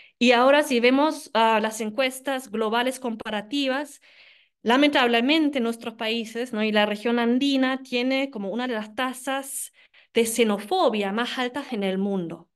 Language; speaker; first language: Spanish; non-native, fluent; German